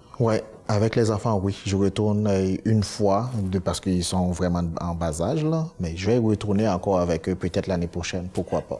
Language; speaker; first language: French; non-native, local second language; Haitian Creole